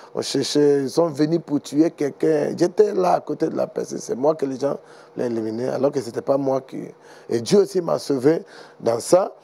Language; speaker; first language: French; non-native, learner; Igbo